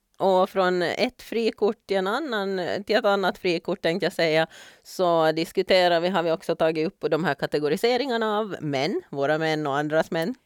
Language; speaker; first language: Swedish; native; Swedish